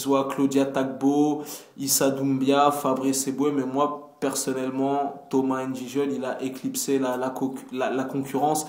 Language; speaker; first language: French; native; French